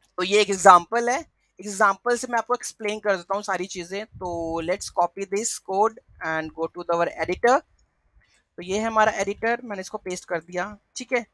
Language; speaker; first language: Hindi; native; Hindi